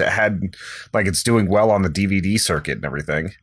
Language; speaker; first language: English; native; English